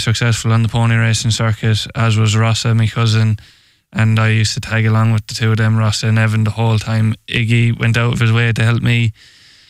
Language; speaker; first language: English; native; English